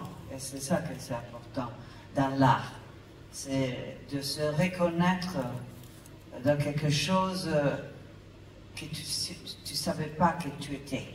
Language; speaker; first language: French; non-native, fluent; Italian